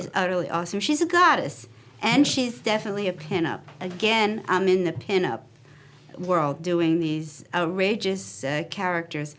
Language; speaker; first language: English; native; English